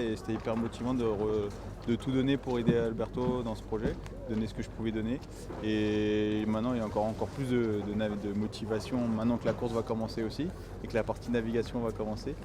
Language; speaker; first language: French; native; French